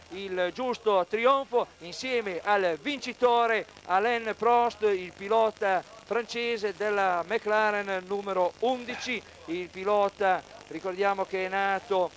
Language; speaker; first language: Italian; native; Italian